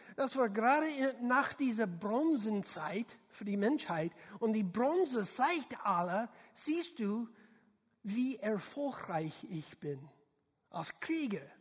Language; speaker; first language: German; non-native, fluent; English